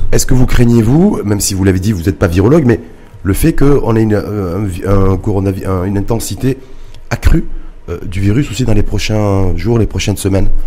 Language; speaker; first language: French; non-native, local second language; Arabic